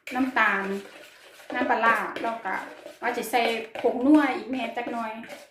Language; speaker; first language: Thai; native; Thai